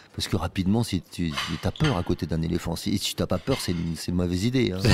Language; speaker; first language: French; native; French